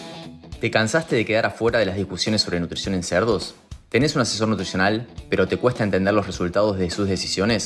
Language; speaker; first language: Spanish; native; Spanish